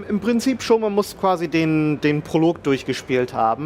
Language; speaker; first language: German; native; German